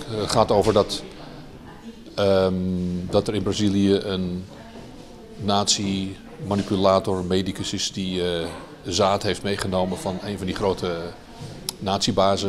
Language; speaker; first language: Dutch; native; Dutch